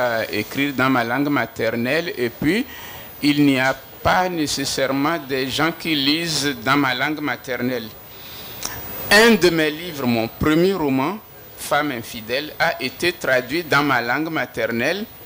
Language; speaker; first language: French; non-native, local second language; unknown